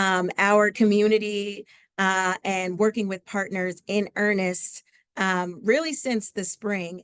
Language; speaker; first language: English; native; English